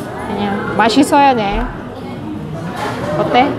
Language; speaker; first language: Korean; non-native, fluent; Russian